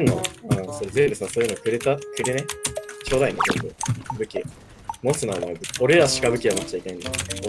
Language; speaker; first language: Japanese; native; Japanese